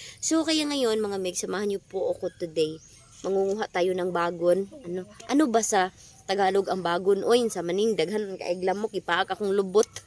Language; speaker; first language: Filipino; non-native, local second language; Cebuano